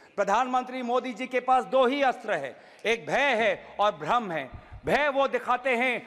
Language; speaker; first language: Hindi; non-native, local second language; Assamese